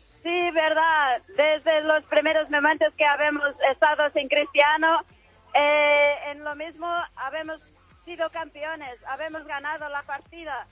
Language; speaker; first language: Spanish; non-native, fluent; Portuguese